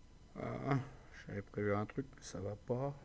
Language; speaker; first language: French; native; French